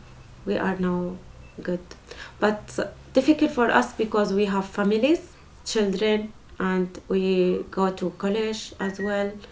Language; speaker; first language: English; non-native, learner; Arabic